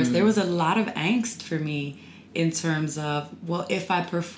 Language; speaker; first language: English; native; English